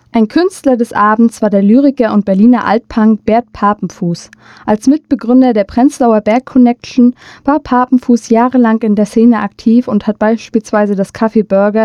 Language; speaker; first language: German; native; German